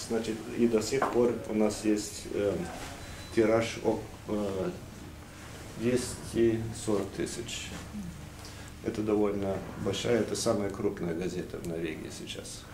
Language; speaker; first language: Russian; non-native, fluent; Norwegian